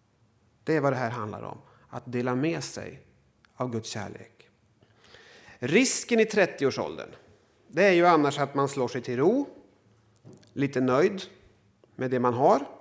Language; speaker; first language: Swedish; native; Swedish